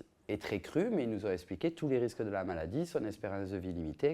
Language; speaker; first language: French; native; French